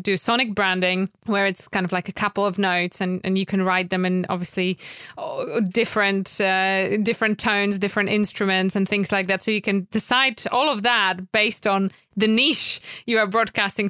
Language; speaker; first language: English; non-native, fluent; Polish